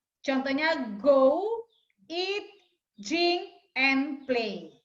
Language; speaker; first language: English; non-native, fluent; Indonesian